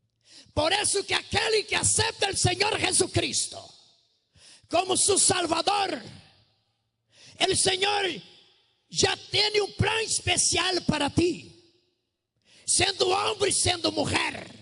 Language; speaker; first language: Spanish; non-native, fluent; Portuguese